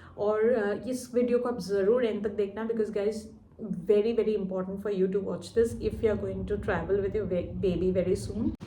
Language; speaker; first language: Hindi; non-native, local second language; Assamese